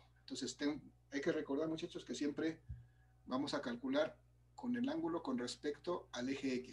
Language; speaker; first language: Spanish; native; Spanish